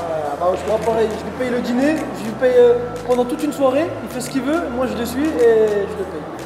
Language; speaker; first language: French; native; French